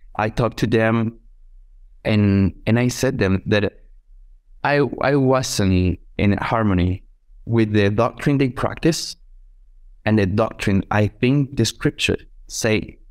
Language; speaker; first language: English; non-native, fluent; Spanish